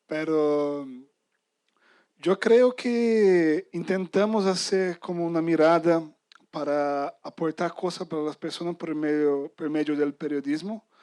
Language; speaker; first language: Spanish; non-native, fluent; Portuguese